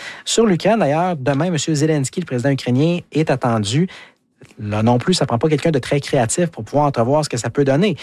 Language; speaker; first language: French; native; French